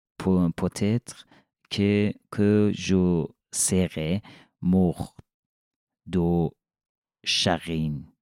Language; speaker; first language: French; non-native, learner; Persian